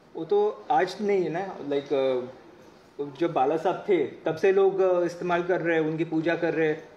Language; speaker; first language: Hindi; non-native, local second language; Marathi